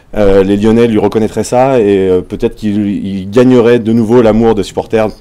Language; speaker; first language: French; native; French